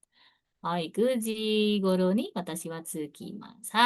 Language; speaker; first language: Japanese; non-native, fluent; Indonesian